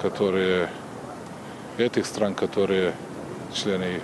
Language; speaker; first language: Russian; non-native, learner; Serbian